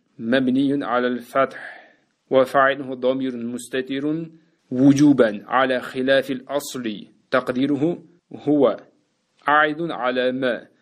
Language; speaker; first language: Arabic; non-native, fluent; Uzbek